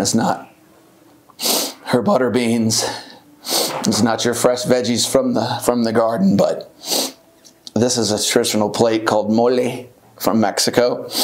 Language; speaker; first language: English; native; English